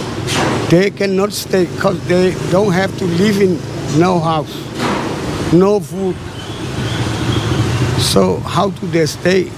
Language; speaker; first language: English; non-native, learner; Burmese